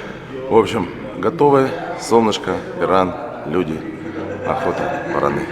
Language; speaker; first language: Russian; native; Russian